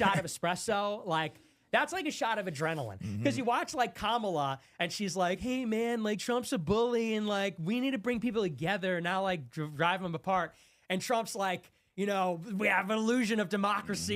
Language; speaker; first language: English; native; English